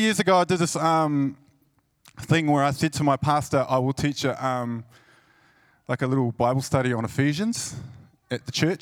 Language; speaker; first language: English; native; English